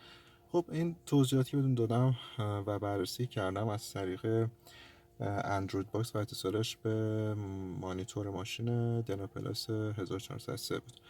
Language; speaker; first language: Persian; native; Persian